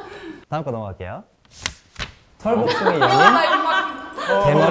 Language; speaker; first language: Korean; native; Korean